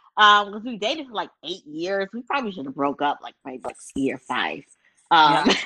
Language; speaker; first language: English; native; English